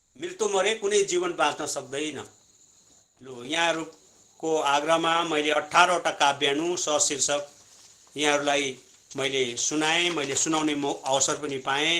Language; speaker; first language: Nepali; native; Nepali